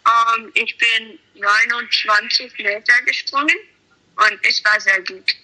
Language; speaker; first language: German; non-native, learner; English